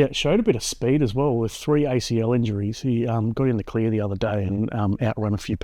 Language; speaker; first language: English; native; English